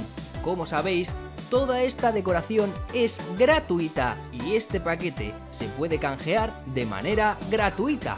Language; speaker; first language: Spanish; native; Spanish